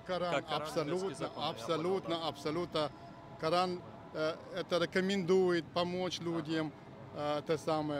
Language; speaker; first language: Russian; non-native, fluent; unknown